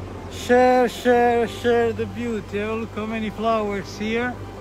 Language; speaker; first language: English; non-native, fluent; Italian